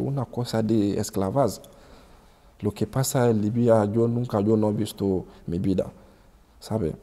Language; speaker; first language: Spanish; non-native, learner; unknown